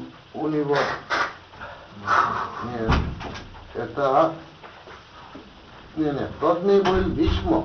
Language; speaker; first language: Russian; non-native, learner; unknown